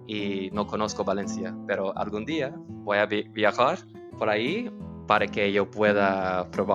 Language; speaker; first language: Spanish; non-native, fluent; English